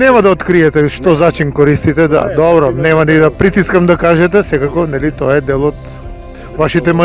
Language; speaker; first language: Macedonian; native; Macedonian